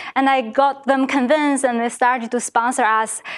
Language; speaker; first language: English; non-native, fluent; Chinese